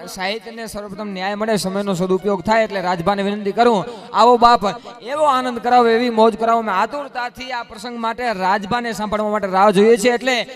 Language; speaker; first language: Gujarati; non-native, local second language; Kachhi